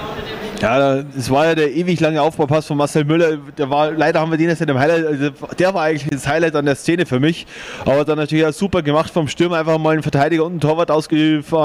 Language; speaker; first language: German; native; German